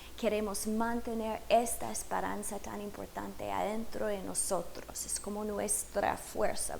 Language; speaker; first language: Spanish; non-native, fluent; English